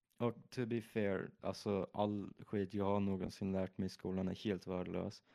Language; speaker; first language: Swedish; early bilingual, other home language; German